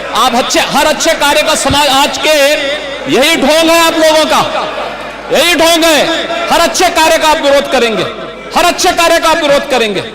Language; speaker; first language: Hindi; native; Hindi